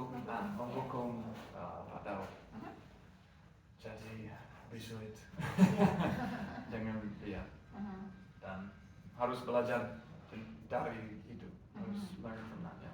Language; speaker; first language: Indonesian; non-native, learner; English